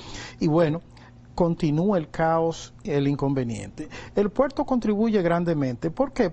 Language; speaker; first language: Spanish; native; Spanish